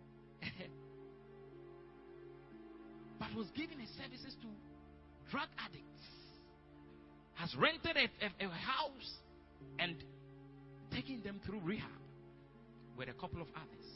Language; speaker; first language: English; non-native, local second language; Akan